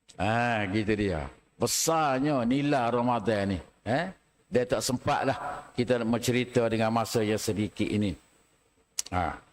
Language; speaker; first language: Malay; native; Malay